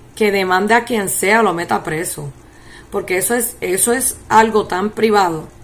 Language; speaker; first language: Spanish; early bilingual, heritage; Spanish